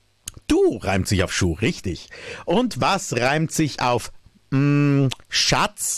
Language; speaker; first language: German; native; German